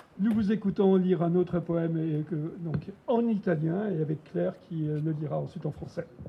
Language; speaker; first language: French; native; French